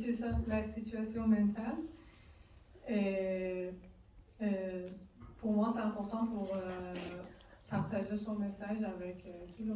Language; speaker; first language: French; non-native, learner; Persian